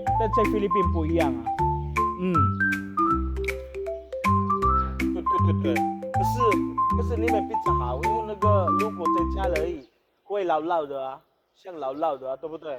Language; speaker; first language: Chinese; non-native, learner; Filipino